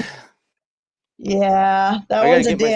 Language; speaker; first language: English; native; English